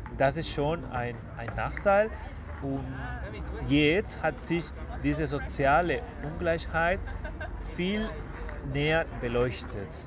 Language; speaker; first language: German; non-native, fluent; Spanish